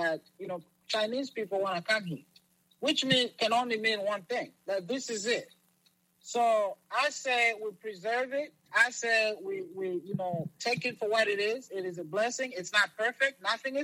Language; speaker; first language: English; non-native, local second language; Kinyarwanda